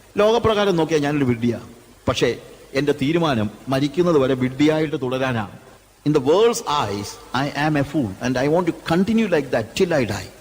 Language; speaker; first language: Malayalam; native; Malayalam